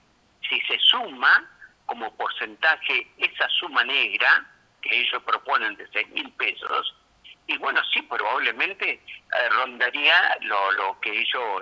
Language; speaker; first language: Spanish; native; Spanish